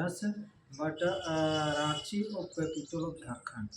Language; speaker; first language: English; non-native, learner; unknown